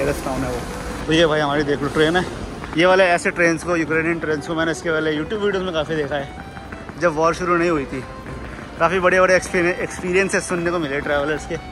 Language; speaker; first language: Hindi; native; Hindi